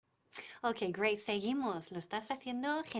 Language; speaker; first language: Spanish; non-native, fluent; English